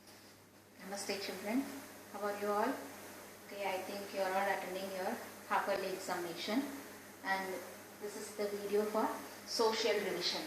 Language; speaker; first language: English; non-native, local second language; Tamil